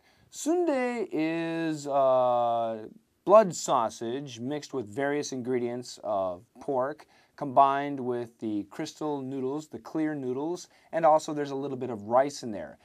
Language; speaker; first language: English; native; English